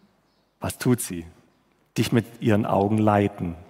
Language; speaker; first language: German; native; German